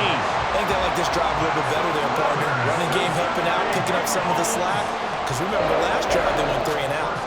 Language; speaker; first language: English; native; English